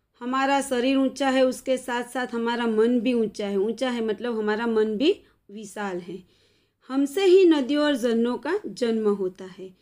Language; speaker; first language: Hindi; non-native, local second language; Gujarati